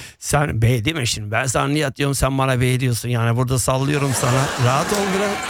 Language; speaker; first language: Turkish; early bilingual, heritage; Turkish